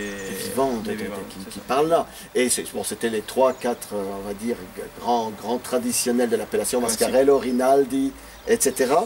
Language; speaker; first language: French; native; French